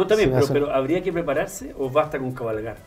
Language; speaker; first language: Spanish; native; Spanish